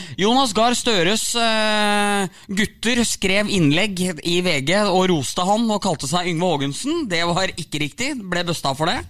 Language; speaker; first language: Norwegian; native; Norwegian